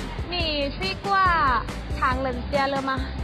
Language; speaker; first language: Chinese; non-native, learner; Thai